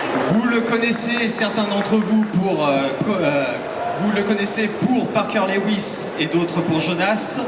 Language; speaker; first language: French; native; French